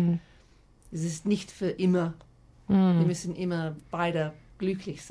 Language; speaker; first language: German; non-native, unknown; English